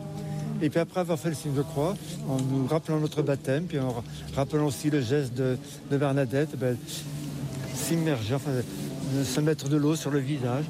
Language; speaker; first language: French; native; French